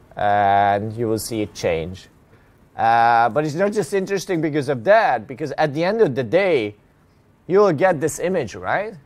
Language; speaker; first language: English; non-native, fluent; Hungarian